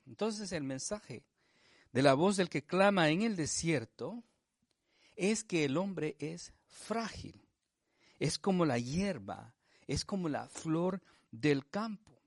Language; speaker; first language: Spanish; native; Spanish